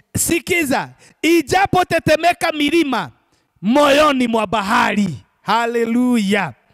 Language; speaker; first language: Swahili; non-native, local second language; Kikuyu